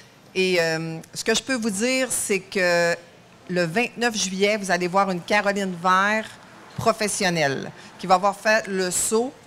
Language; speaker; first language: French; native; French